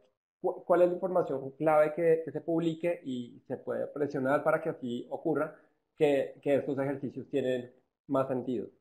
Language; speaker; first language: Spanish; native; Spanish